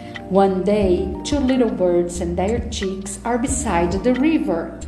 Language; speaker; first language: English; non-native, fluent; Portuguese